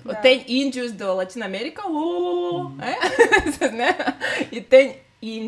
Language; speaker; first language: Portuguese; non-native, fluent; Russian